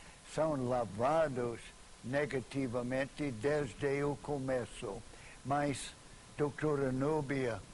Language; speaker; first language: Portuguese; non-native, fluent; English